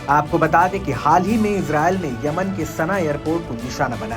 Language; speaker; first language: Hindi; native; Hindi